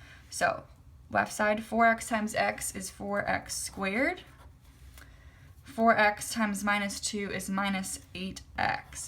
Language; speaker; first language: English; native; English